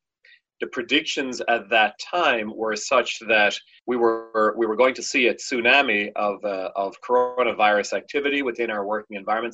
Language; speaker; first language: English; native; English